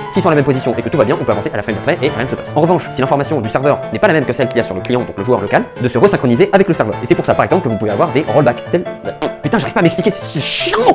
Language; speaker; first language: French; native; French